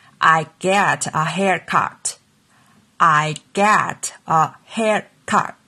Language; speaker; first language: English; non-native, fluent; Chinese